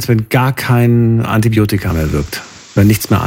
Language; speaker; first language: German; native; German